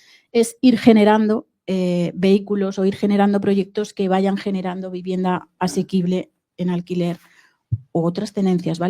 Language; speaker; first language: Spanish; native; Spanish